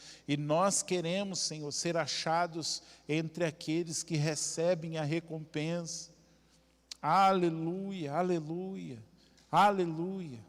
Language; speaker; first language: Portuguese; native; Portuguese